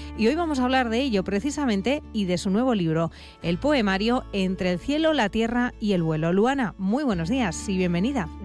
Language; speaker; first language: Spanish; native; Spanish